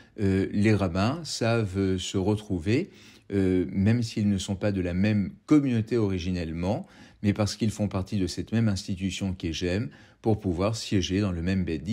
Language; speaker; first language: French; native; French